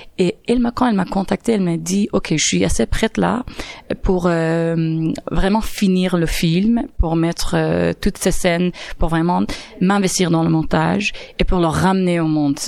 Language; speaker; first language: French; non-native, fluent; Persian